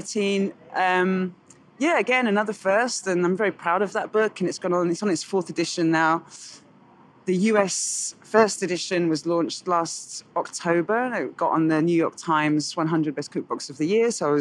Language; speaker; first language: English; native; English